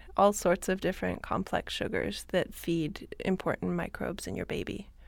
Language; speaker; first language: English; native; English